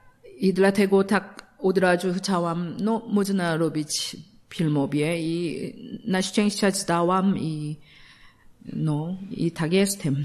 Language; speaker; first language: Polish; non-native, learner; Korean